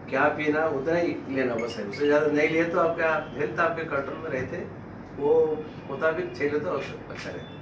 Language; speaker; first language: Hindi; non-native, local second language; Telugu